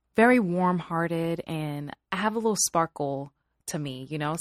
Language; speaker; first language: English; early bilingual, other home language; Swahili